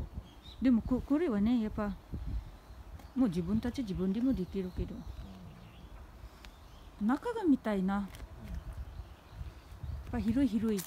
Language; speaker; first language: Japanese; non-native, learner; Filipino